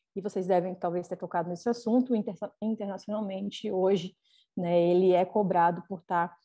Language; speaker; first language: Portuguese; native; Portuguese